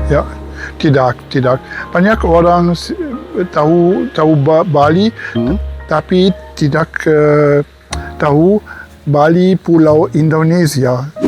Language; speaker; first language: Indonesian; non-native, learner; German